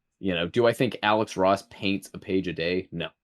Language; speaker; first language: English; native; English